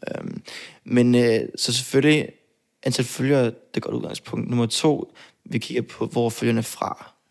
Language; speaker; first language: Danish; native; Danish